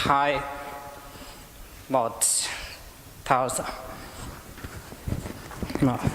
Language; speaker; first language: Vietnamese; non-native, learner; Hindi